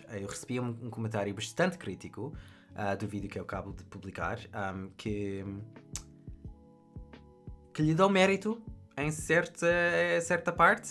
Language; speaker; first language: Portuguese; non-native, fluent; English